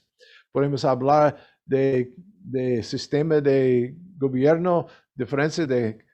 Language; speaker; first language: Spanish; non-native, learner; English